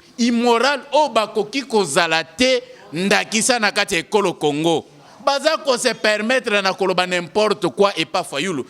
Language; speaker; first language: Lingala; non-native, local second language; Luba-Lulua